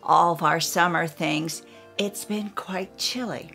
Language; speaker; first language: English; native; English